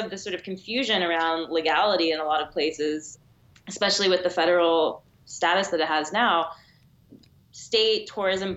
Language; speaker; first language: English; native; English